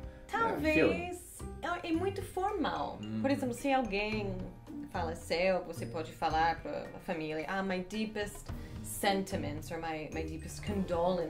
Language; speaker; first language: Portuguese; non-native, fluent; English